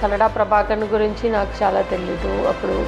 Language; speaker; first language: Telugu; non-native, local second language; Tamil